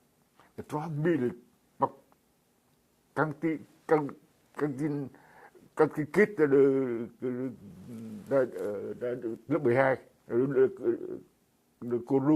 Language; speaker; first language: French; non-native, fluent; Vietnamese